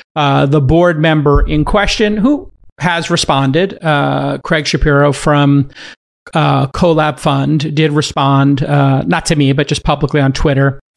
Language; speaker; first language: English; native; English